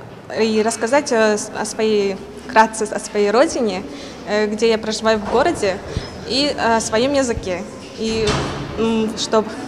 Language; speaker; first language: Russian; non-native, learner; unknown